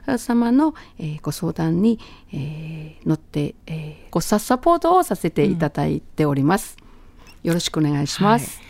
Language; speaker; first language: Japanese; non-native, fluent; Chinese